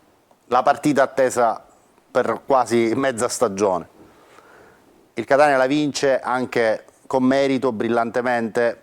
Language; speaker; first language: Italian; native; Italian